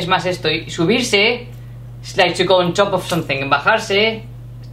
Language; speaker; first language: Spanish; non-native, fluent; English